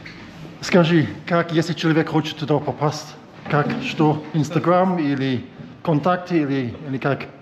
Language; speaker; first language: Russian; non-native, learner; English